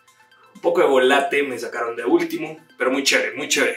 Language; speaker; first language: Spanish; native; Spanish